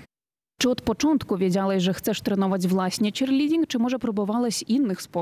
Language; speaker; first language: Polish; native; Polish